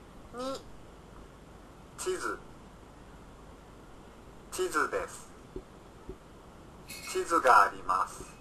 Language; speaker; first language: Japanese; non-native, learner; Indonesian